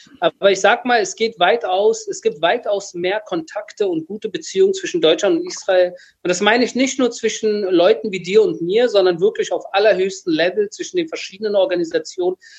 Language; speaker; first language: German; early bilingual, other home language; Persian